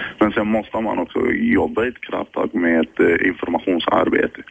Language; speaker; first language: Swedish; early bilingual, other home language; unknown